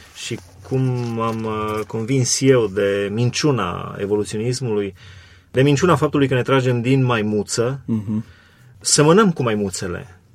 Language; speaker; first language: Romanian; native; Romanian